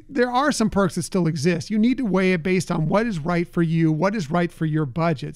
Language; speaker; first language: English; native; English